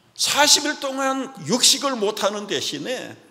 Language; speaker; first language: Korean; native; Korean